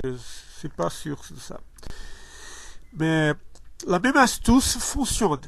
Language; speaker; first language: French; non-native, learner; Portuguese